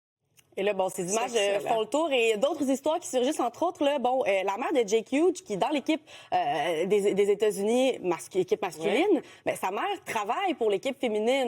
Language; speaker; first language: French; native; French